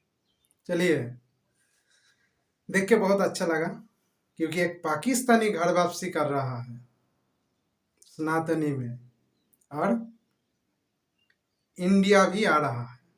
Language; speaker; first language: Hindi; non-native, local second language; Bangla